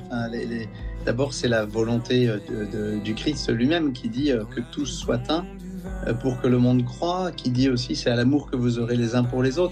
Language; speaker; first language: French; native; French